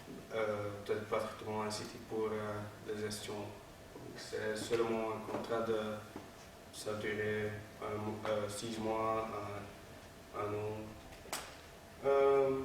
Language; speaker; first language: French; non-native, learner; Dutch